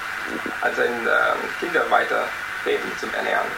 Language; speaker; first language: German; non-native, learner; Vietnamese